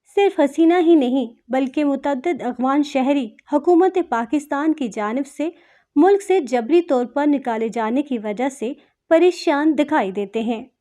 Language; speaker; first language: Urdu; native; Urdu